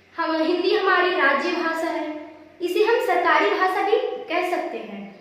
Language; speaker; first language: Hindi; native; Hindi